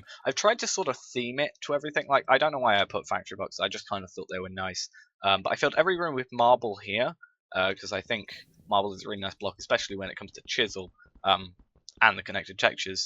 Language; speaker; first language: English; native; English